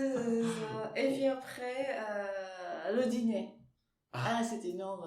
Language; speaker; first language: French; non-native, fluent; Japanese